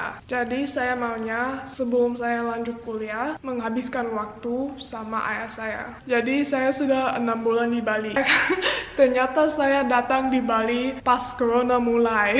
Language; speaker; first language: Indonesian; non-native, local second language; English